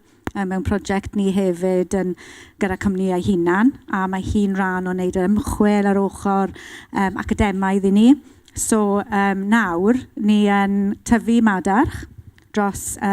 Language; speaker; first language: Welsh; non-native, local second language; English